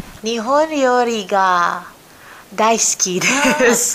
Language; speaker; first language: Japanese; non-native, learner; Filipino